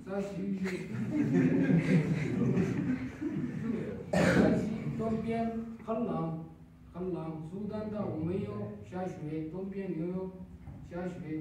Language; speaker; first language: Chinese; non-native, learner; Arabic